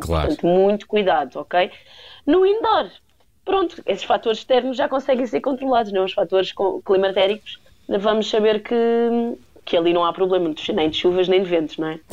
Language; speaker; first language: Portuguese; native; Portuguese